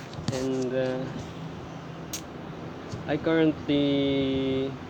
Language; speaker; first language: English; non-native, learner; Filipino